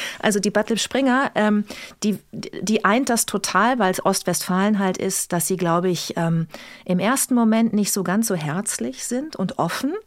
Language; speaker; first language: German; native; German